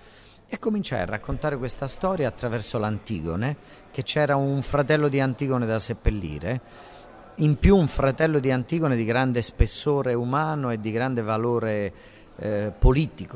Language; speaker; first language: Italian; native; Italian